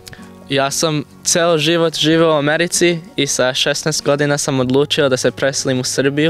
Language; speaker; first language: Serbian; early bilingual, heritage; English